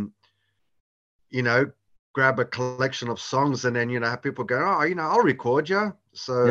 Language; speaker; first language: English; native; English